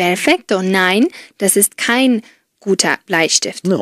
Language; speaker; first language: German; non-native, fluent; Spanish